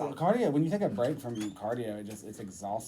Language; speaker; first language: English; native; English